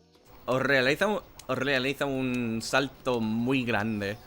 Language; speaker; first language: Spanish; non-native, learner; English